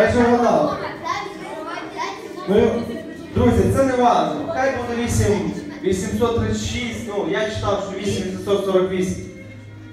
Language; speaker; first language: Ukrainian; native; Ukrainian